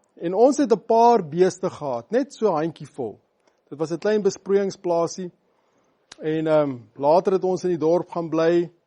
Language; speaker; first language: Afrikaans; non-native, local second language; English